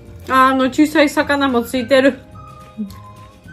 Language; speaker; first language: Japanese; non-native, fluent; Georgian